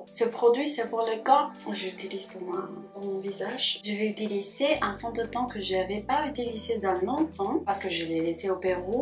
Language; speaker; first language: French; non-native, fluent; Spanish